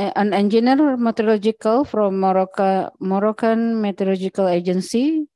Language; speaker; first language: English; non-native, learner; Indonesian